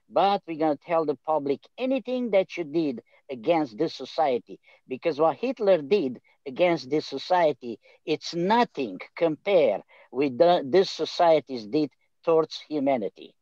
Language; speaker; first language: English; non-native, fluent; Romanian